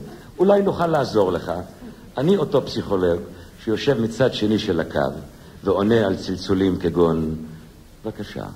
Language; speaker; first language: Hebrew; native; Hebrew